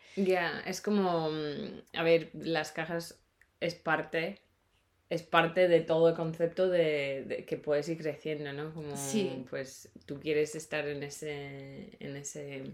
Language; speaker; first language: Spanish; non-native, fluent; English